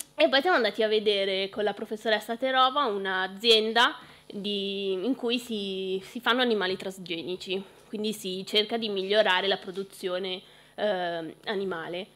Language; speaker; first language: Italian; native; Italian